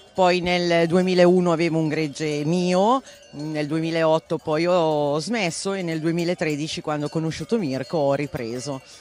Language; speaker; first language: Italian; native; Italian